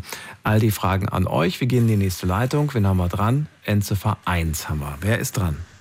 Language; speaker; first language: German; native; German